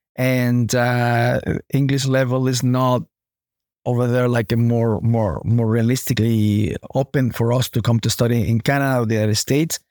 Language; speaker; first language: English; non-native, fluent; Spanish